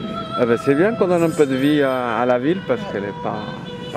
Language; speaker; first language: French; non-native, fluent; Portuguese